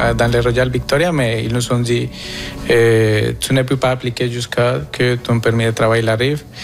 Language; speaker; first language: French; non-native, fluent; Spanish